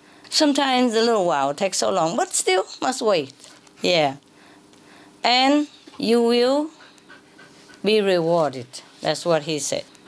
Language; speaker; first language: English; non-native, fluent; Vietnamese